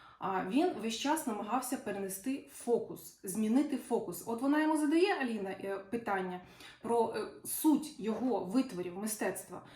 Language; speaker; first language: Ukrainian; non-native, local second language; Russian